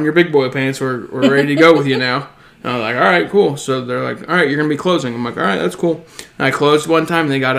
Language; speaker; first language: English; native; English